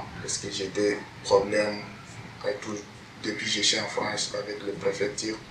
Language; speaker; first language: French; non-native, learner; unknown